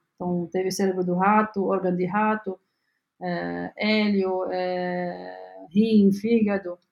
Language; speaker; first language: Portuguese; non-native, fluent; Arabic